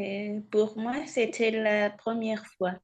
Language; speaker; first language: French; non-native, fluent; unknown